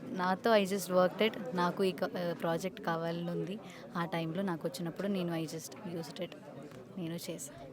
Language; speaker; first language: Telugu; non-native, learner; Malayalam